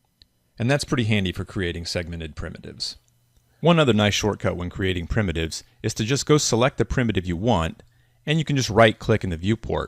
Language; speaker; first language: English; native; English